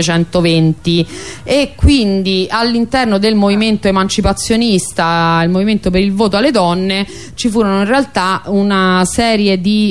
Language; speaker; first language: Italian; native; Italian